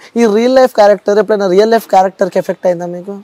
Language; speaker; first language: Telugu; native; Telugu